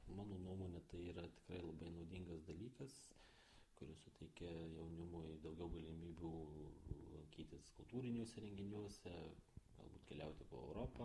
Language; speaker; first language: Lithuanian; native; Lithuanian